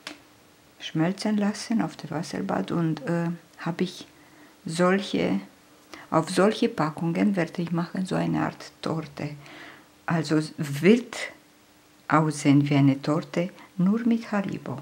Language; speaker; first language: German; non-native, fluent; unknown